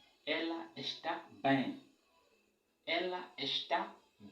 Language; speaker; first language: Portuguese; non-native, fluent; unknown